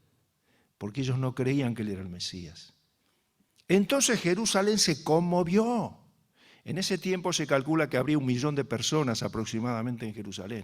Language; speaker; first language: Spanish; native; Spanish